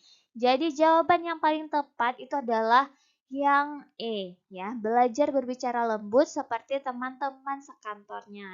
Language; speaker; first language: Indonesian; native; Indonesian